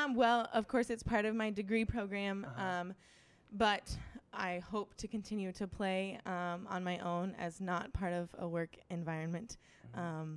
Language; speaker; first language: English; native; English